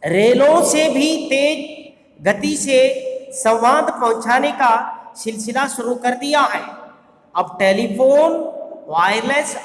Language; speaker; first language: Hindi; non-native, local second language; Kannada